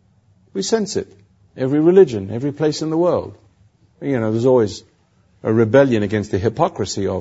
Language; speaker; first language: English; native; English